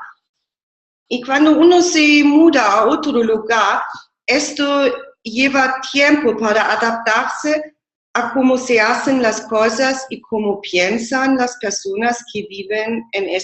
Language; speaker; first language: Spanish; non-native, fluent; German